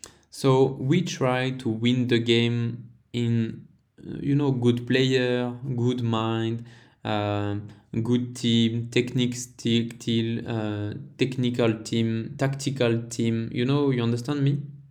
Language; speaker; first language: English; non-native, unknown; French